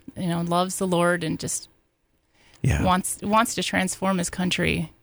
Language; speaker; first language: English; native; English